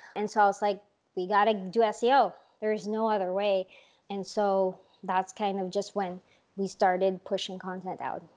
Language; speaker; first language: English; non-native, local second language; Filipino